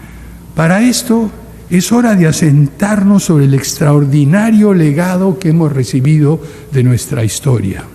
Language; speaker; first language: Spanish; native; Spanish